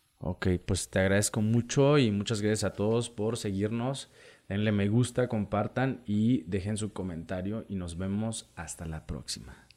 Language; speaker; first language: Spanish; native; Spanish